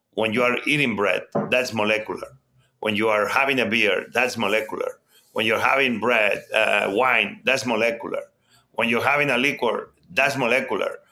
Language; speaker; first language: English; non-native, fluent; Spanish